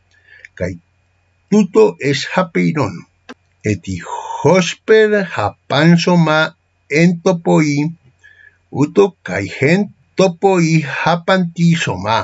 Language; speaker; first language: Greek; non-native, fluent; Spanish